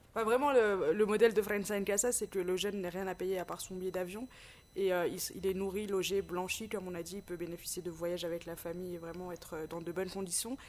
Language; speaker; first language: French; native; French